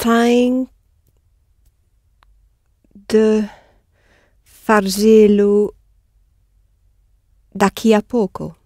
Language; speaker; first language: Portuguese; non-native, learner; English